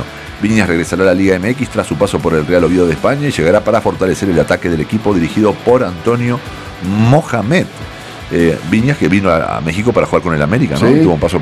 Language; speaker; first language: Spanish; native; Spanish